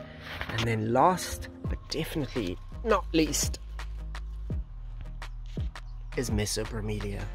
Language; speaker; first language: English; native; English